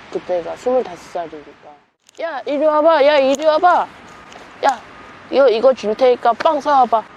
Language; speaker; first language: Korean; native; Korean